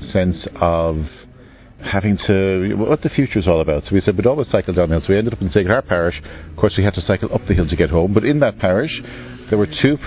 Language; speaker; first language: English; native; English